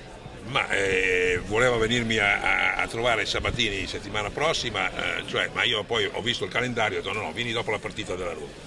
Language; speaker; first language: Italian; native; Italian